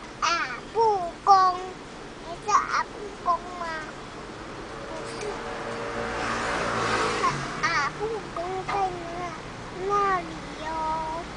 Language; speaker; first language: Chinese; early bilingual, heritage; Chinese